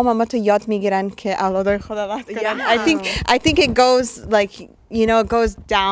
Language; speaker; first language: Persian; early bilingual, heritage; Persian